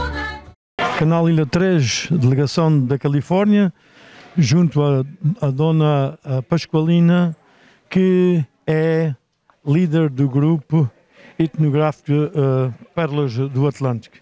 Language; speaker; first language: Portuguese; native; Portuguese